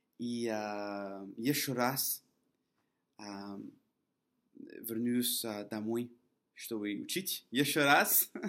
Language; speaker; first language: Russian; non-native, learner; English